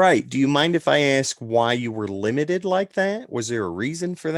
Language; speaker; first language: English; native; English